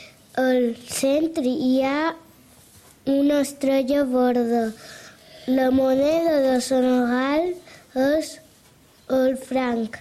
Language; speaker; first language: Catalan; early bilingual, other home language; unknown